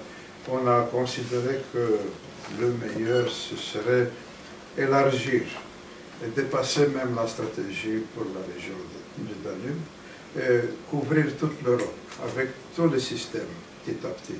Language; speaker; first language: French; non-native, fluent; Romanian